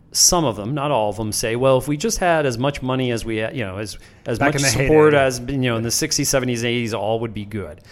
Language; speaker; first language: English; native; English